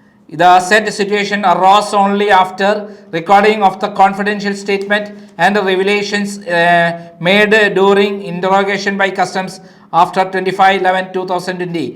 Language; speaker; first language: English; non-native, local second language; Malayalam